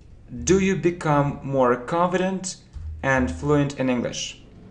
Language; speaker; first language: English; non-native, fluent; Russian